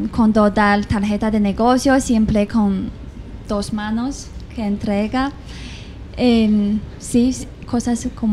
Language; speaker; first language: Spanish; non-native, fluent; Chinese